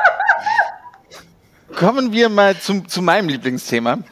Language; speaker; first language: German; native; German